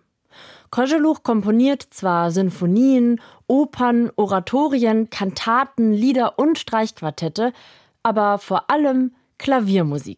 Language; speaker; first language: German; native; German